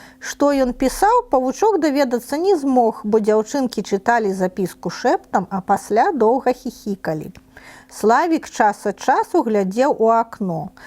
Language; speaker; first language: Belarusian; non-native, local second language; Russian